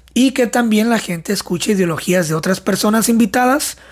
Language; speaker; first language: Spanish; native; Spanish